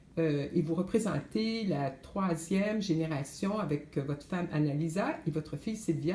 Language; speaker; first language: French; native; French